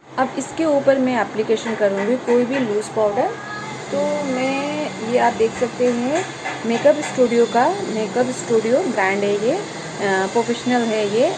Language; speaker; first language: Hindi; non-native, local second language; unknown